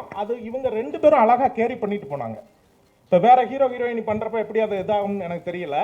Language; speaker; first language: Tamil; native; Tamil